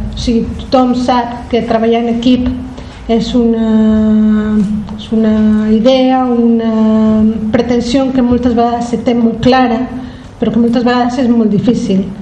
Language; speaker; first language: Catalan; non-native, local second language; Spanish